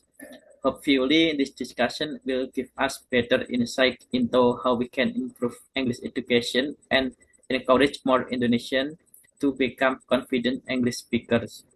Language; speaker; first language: English; non-native, learner; Indonesian